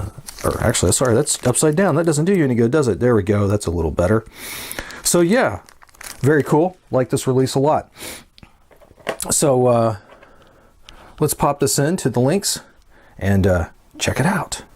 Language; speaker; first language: English; native; English